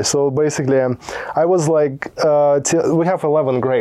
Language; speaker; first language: English; non-native, fluent; Russian